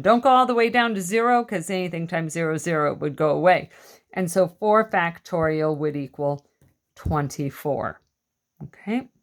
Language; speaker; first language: English; native; English